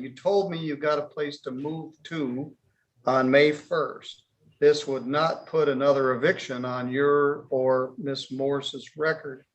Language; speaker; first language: English; native; English